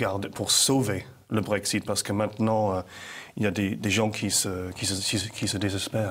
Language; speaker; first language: French; non-native, fluent; English